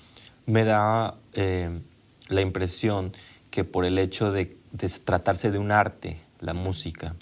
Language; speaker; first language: Spanish; native; Spanish